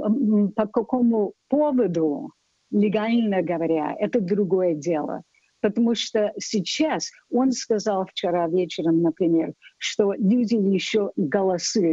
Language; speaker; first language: Russian; non-native, fluent; English